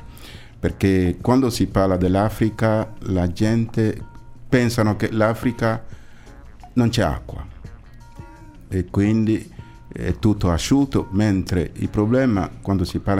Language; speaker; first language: Italian; non-native, fluent; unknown